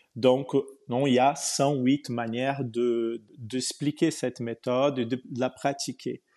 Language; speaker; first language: French; non-native, fluent; Portuguese